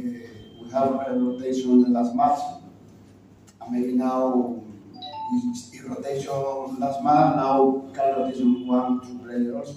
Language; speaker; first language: English; non-native, learner; Spanish